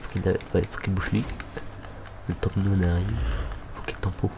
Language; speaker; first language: French; native; French